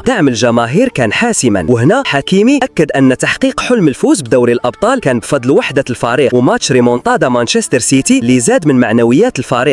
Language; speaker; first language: Arabic; native; Arabic